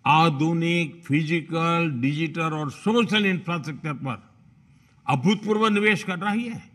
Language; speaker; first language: Hindi; non-native, local second language; Gujarati